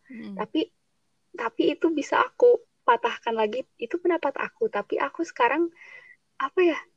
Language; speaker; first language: Indonesian; non-native, local second language; Sundanese